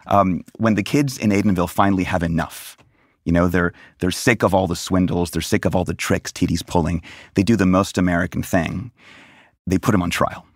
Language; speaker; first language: English; native; English